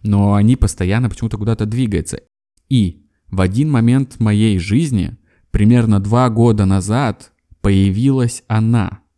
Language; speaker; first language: Russian; native; Russian